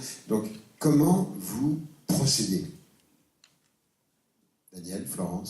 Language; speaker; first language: French; native; French